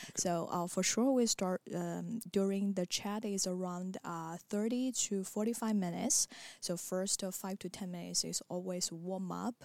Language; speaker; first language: English; non-native, fluent; Chinese